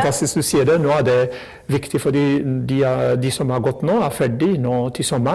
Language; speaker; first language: Norwegian; non-native, fluent; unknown